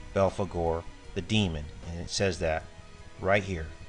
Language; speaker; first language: English; native; English